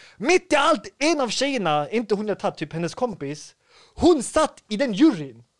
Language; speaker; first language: Swedish; early bilingual, other home language; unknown